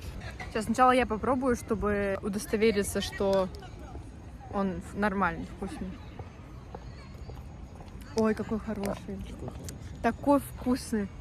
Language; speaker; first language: Russian; native; Russian